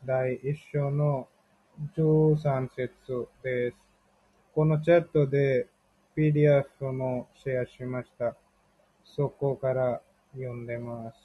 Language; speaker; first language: Japanese; non-native, learner; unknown